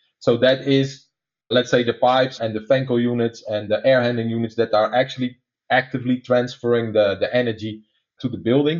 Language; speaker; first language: English; non-native, fluent; Dutch